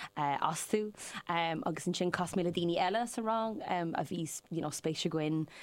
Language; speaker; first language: Irish; non-native, local second language; English